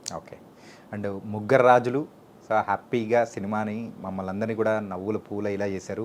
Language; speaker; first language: Telugu; native; Telugu